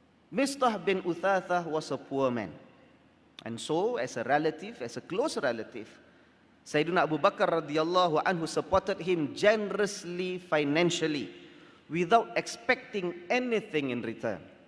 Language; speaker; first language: English; non-native, local second language; Malay